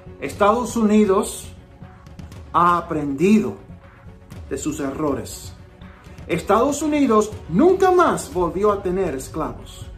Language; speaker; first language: Spanish; early bilingual, heritage; Spanish